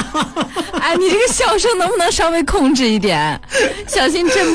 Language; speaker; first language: Chinese; native; Chinese